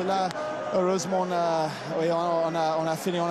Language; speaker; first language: French; non-native, fluent; English